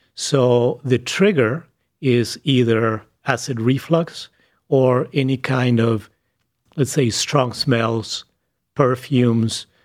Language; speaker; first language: English; non-native, fluent; Spanish